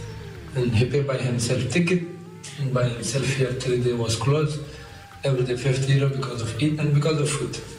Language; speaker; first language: English; non-native, learner; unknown